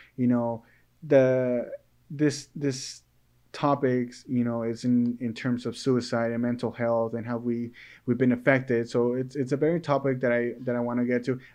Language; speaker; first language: English; early bilingual, other home language; Spanish